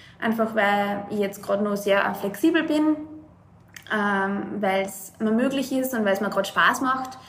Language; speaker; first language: German; native; German